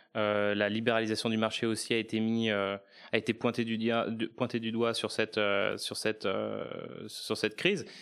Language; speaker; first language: French; native; French